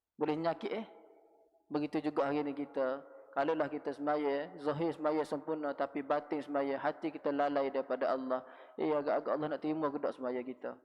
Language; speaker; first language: Malay; native; Malay